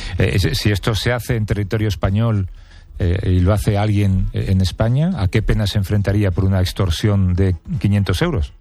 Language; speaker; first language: Spanish; native; Spanish